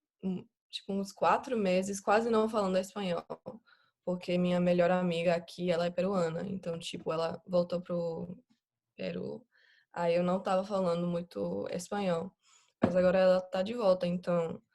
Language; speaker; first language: Portuguese; non-native, fluent; English